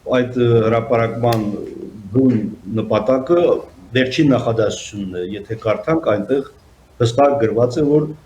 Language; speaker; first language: Armenian; native; Armenian